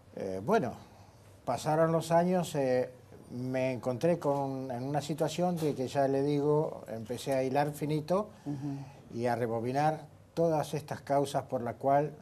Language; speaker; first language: Spanish; native; Spanish